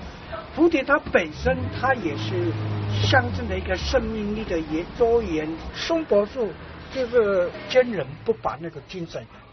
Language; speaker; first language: Chinese; native; Chinese